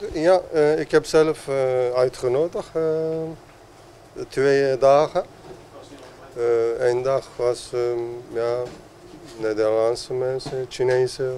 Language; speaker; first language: Dutch; non-native, learner; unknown